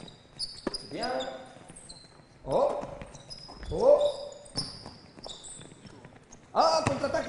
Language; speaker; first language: French; non-native, learner; Spanish